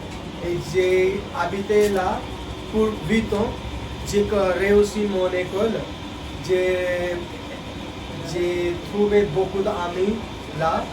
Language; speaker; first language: French; non-native, learner; Hindi